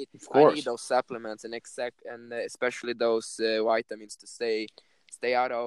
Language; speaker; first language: English; non-native, fluent; Swedish